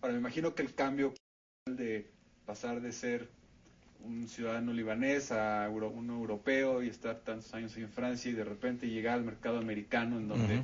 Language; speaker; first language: Spanish; native; Spanish